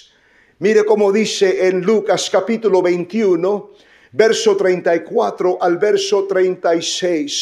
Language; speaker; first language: Spanish; native; Spanish